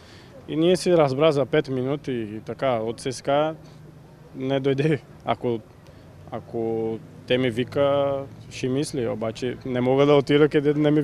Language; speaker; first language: Bulgarian; non-native, learner; Portuguese